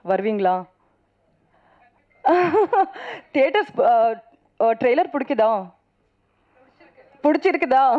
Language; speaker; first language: Tamil; non-native, learner; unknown